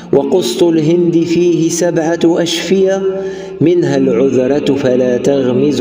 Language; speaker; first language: Arabic; native; Arabic